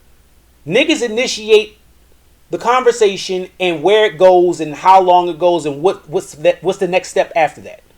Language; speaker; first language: English; native; English